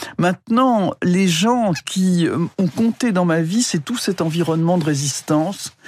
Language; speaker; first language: French; native; French